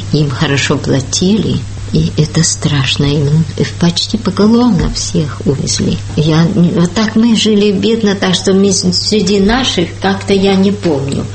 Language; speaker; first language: Russian; early bilingual, heritage; Russian